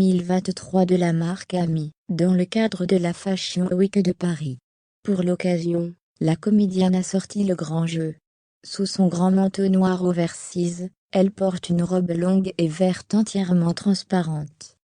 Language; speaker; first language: French; native; French